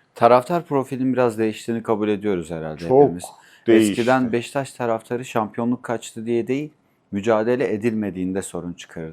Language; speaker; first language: Turkish; native; Turkish